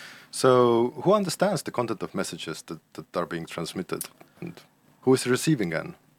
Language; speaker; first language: English; non-native, fluent; Estonian